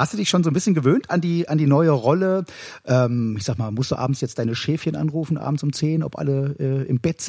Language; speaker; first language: German; native; German